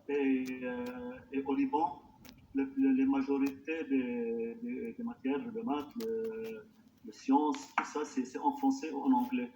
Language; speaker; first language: French; non-native, local second language; Arabic